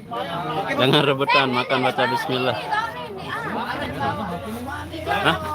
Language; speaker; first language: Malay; non-native, local second language; Sasak